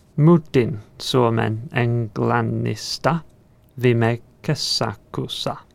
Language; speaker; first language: Finnish; non-native, learner; English